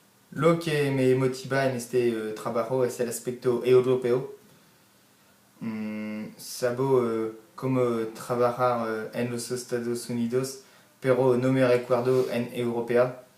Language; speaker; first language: Spanish; non-native, learner; French